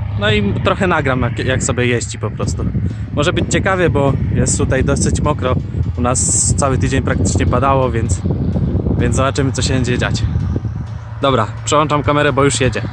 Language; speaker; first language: Polish; native; Polish